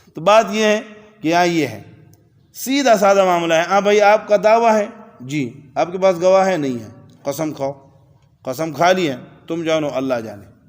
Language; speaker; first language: Urdu; non-native, local second language; Pashto